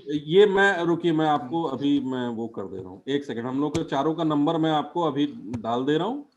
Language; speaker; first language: Hindi; native; Hindi